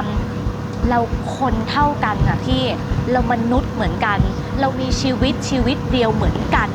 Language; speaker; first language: Thai; native; Thai